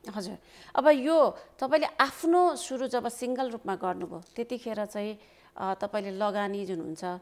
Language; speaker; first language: Nepali; native; Nepali